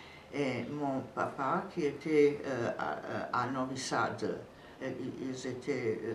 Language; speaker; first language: French; non-native, fluent; Serbian